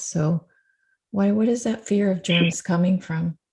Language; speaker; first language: English; native; English